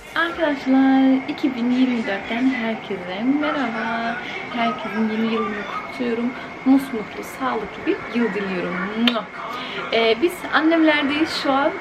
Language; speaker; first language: Turkish; early bilingual, heritage; Turkish